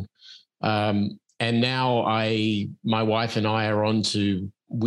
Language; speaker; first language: English; native; English